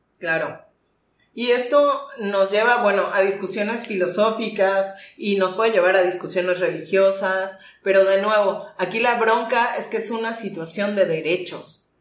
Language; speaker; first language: Spanish; native; Spanish